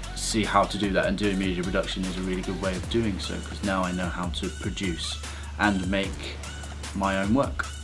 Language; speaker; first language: English; native; English